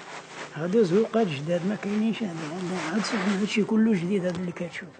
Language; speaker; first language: Arabic; native; Arabic